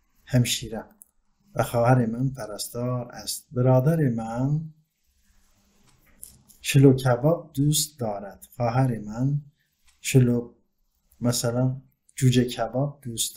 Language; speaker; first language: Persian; non-native, fluent; Turkish